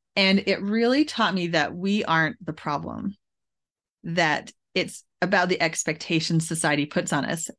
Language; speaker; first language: English; native; English